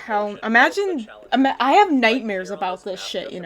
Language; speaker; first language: English; native; English